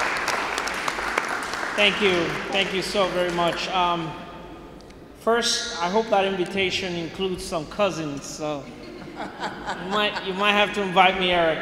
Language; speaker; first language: English; non-native, fluent; Spanish